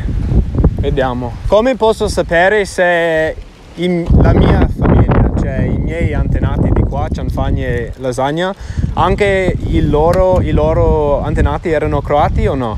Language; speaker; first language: Italian; non-native, fluent; English